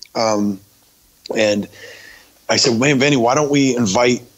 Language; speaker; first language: English; native; English